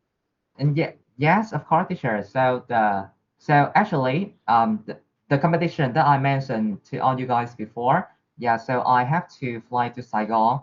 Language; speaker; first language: English; non-native, learner; Vietnamese